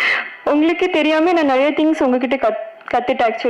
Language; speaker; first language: Tamil; non-native, learner; Bangla